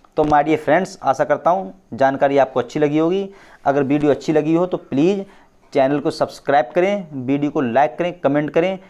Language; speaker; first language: Hindi; native; Hindi